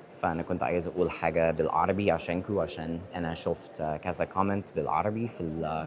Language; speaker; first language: Arabic; non-native, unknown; English